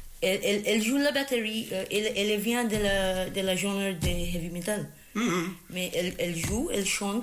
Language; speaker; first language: French; non-native, learner; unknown